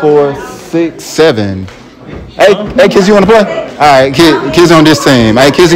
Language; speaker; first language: English; native; English